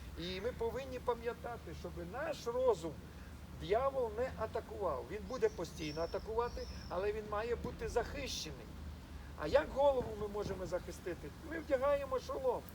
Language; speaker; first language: Ukrainian; native; Ukrainian